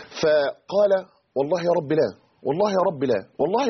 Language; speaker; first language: Arabic; native; Arabic